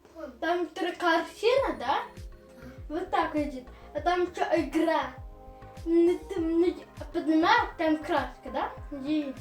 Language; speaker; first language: Russian; early bilingual, heritage; Russian